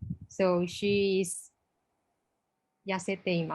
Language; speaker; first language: Japanese; non-native, fluent; English